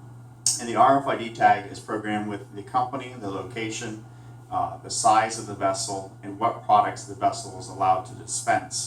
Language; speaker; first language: English; native; English